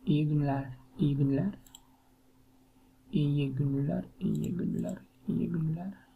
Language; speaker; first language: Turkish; non-native, learner; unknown